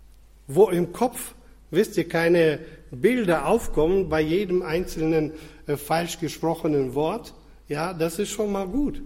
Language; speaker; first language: German; non-native, fluent; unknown